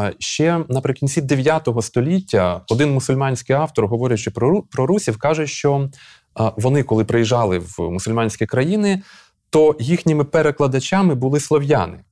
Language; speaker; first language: Ukrainian; native; Ukrainian